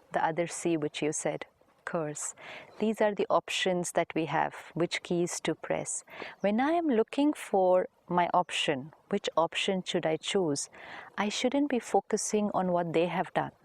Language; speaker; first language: English; non-native, local second language; Hindi